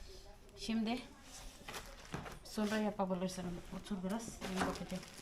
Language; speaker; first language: Turkish; non-native, learner; Filipino